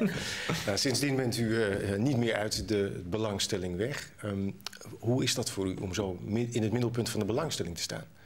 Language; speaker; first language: Dutch; native; Dutch